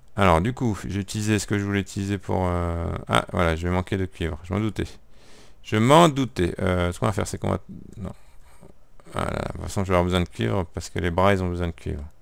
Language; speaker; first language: French; native; French